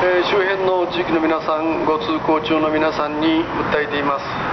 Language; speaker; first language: Japanese; native; Japanese